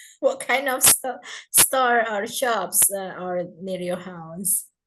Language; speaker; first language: English; non-native, fluent; Indonesian